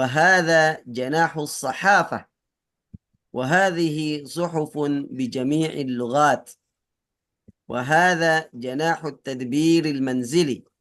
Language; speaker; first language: Arabic; non-native, fluent; Indonesian